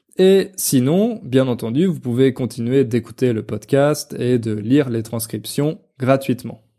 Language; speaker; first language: French; native; French